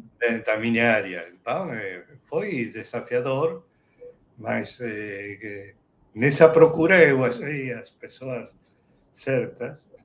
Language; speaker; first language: Portuguese; non-native, fluent; Spanish